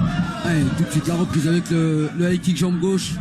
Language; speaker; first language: French; native; French